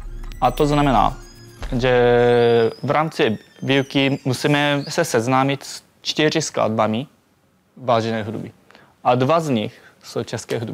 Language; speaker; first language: Czech; non-native, fluent; Japanese